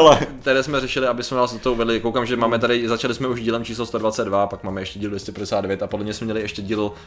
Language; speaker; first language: Czech; native; Czech